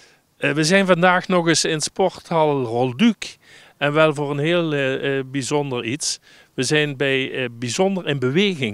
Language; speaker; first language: Dutch; native; Dutch